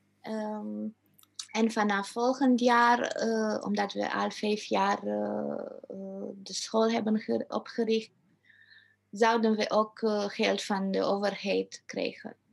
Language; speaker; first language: Dutch; non-native, fluent; Romanian